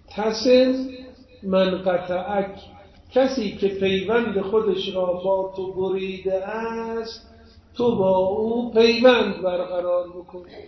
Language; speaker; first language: Persian; native; Persian